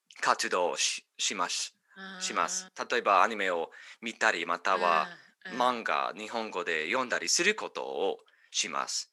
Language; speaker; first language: Japanese; non-native, learner; English